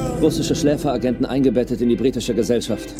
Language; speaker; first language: German; native; German